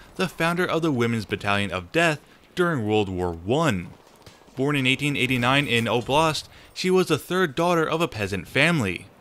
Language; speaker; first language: English; native; English